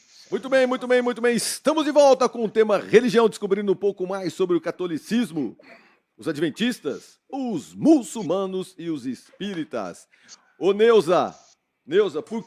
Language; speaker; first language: Portuguese; native; Portuguese